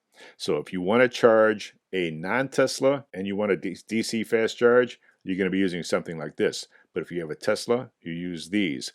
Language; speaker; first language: English; native; English